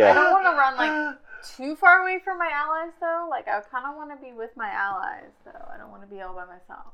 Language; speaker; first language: English; native; English